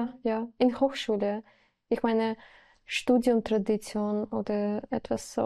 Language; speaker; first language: German; non-native, learner; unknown